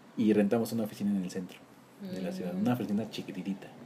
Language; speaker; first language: Spanish; native; Spanish